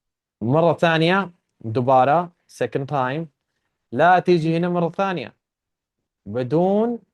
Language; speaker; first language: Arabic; non-native, fluent; Urdu